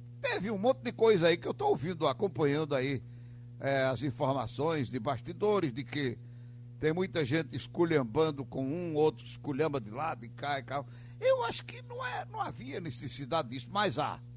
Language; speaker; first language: Portuguese; native; Portuguese